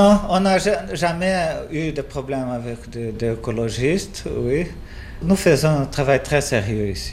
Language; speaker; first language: French; non-native, fluent; Portuguese